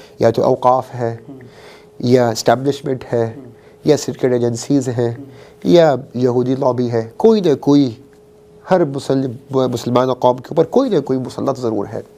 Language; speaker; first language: Urdu; early bilingual, heritage; Urdu